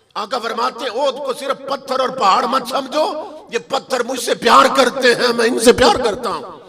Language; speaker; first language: Urdu; non-native, local second language; Punjabi